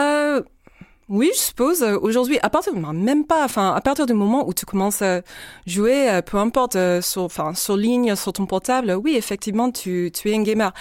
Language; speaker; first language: French; non-native, fluent; English